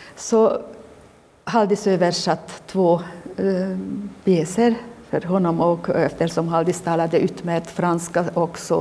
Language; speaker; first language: Swedish; non-native, fluent; Hungarian